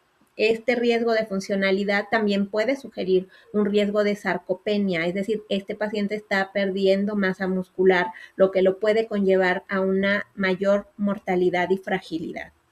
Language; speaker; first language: Spanish; native; Spanish